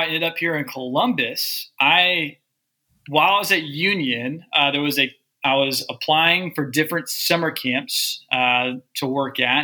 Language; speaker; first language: English; native; English